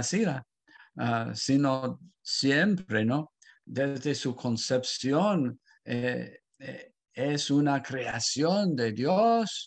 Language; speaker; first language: Spanish; non-native, fluent; English